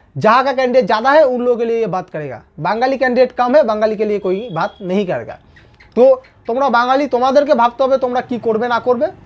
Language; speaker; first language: Hindi; non-native, local second language; Bangla